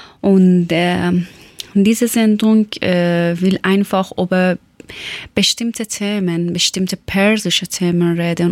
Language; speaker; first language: German; non-native, learner; Persian